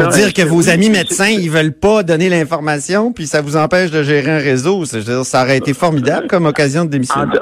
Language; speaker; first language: French; native; French